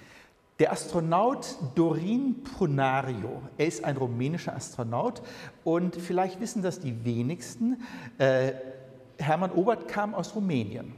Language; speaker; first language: German; native; German